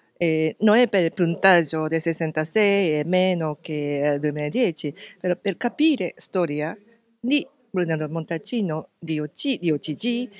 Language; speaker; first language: Italian; non-native, learner; Japanese